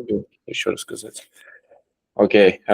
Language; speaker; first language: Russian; native; Russian